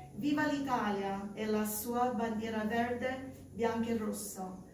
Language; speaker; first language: Italian; early bilingual, heritage; Italian